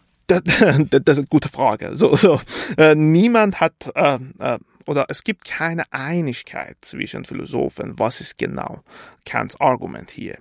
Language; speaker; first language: German; non-native, fluent; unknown